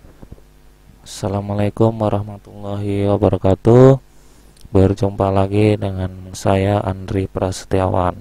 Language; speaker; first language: Indonesian; native; Indonesian